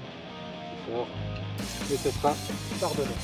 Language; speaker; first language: French; native; French